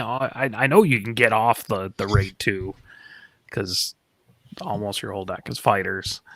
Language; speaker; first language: English; native; English